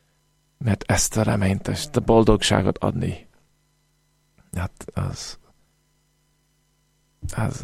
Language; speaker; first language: Hungarian; non-native, fluent; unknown